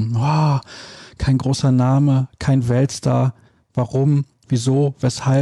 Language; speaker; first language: German; native; German